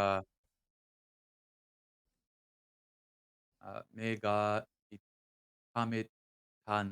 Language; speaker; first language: Japanese; non-native, learner; English